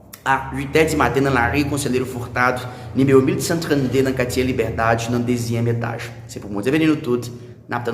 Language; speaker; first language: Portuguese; non-native, learner; Haitian Creole